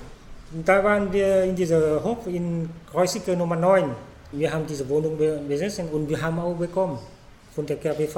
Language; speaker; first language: German; non-native, fluent; Vietnamese